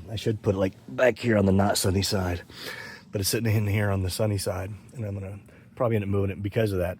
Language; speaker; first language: English; native; English